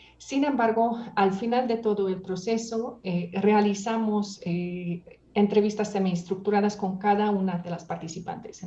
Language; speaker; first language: Spanish; non-native, fluent; Hungarian